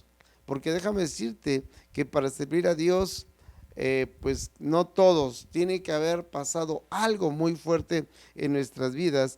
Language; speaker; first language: Spanish; native; Spanish